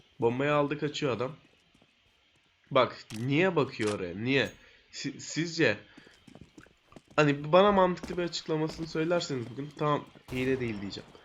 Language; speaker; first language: Turkish; native; Turkish